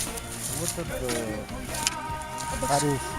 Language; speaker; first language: Russian; non-native, local second language; Yakut